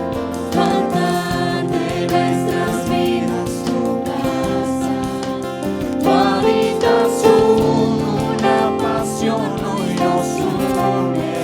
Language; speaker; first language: Spanish; native; Spanish